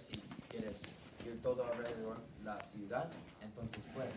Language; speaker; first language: Spanish; non-native, learner; English